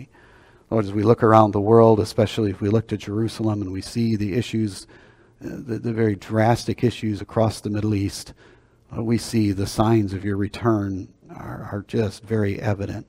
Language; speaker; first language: English; native; English